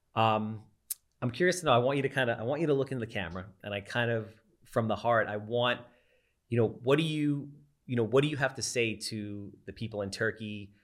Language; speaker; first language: English; native; English